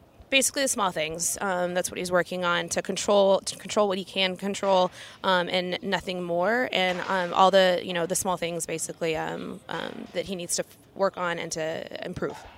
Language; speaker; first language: English; early bilingual, other home language; Spanish